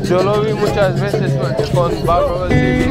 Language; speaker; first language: Spanish; non-native, learner; English